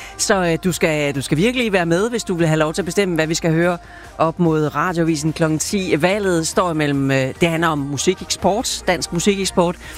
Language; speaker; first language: Danish; native; Danish